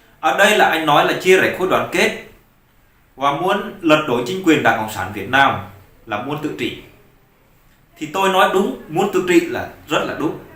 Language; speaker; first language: Vietnamese; non-native, local second language; Jarai